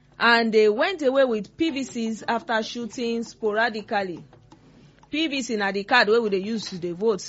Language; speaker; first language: Nigerian Pidgin; non-native, local second language; Yoruba